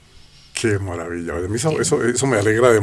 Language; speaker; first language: Spanish; native; Spanish